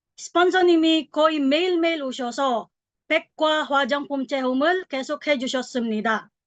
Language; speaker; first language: Korean; non-native, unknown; Filipino